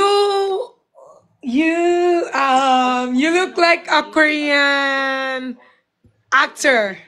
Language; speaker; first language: English; non-native, learner; Filipino